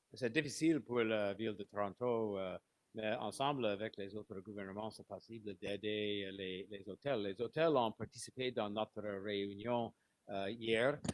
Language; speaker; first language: French; non-native, learner; English